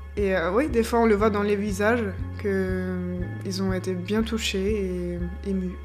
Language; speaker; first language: French; non-native, fluent; German